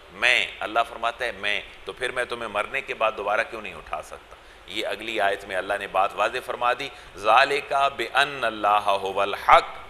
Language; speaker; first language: Urdu; non-native, local second language; Punjabi